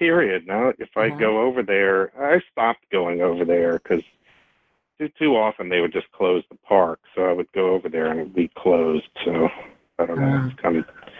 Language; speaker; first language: English; native; English